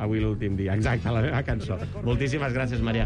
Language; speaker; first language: Catalan; native; Catalan